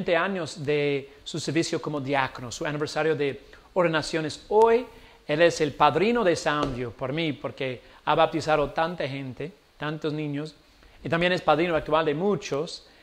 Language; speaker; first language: Spanish; non-native, learner; English